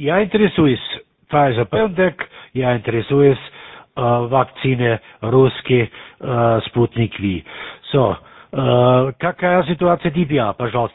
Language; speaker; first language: Russian; non-native, learner; German